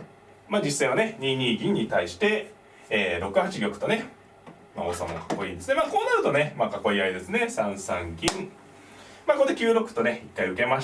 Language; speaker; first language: Japanese; native; Japanese